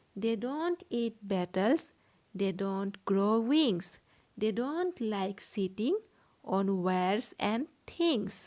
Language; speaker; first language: English; non-native, local second language; Assamese